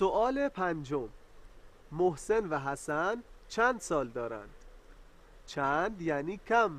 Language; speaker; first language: Persian; non-native, fluent; Arabic